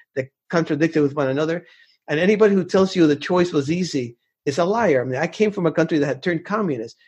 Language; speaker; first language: English; early bilingual, other home language; Spanish